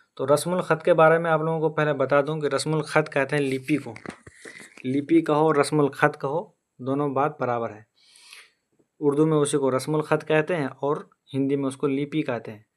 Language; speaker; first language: Hindi; native; Hindi